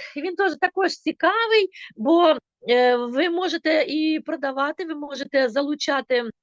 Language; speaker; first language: Ukrainian; non-native, local second language; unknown